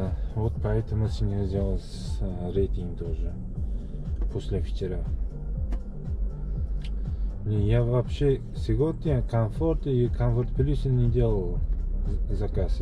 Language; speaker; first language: Russian; non-native, learner; Uzbek